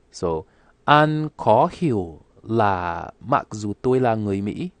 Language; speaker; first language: Vietnamese; non-native, learner; English